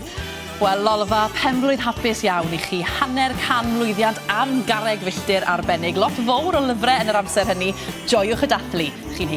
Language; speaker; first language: Welsh; native; Welsh